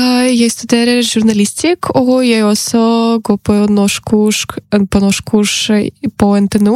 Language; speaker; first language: Norwegian; non-native, learner; Ukrainian